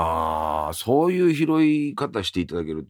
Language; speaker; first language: Japanese; native; Japanese